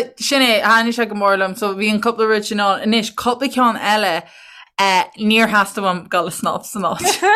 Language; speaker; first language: Irish; native; Irish